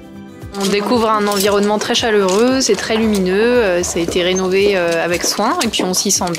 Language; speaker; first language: French; native; French